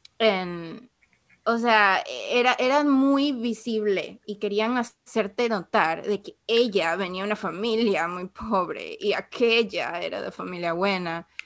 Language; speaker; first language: Spanish; native; Spanish